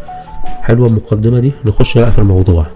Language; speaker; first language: Arabic; native; Arabic